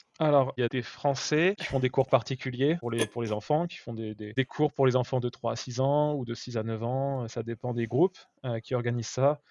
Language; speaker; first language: French; native; French